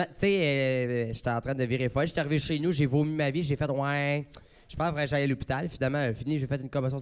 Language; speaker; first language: French; native; French